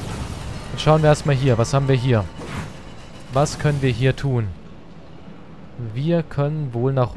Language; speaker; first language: German; native; German